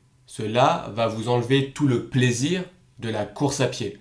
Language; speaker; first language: French; native; French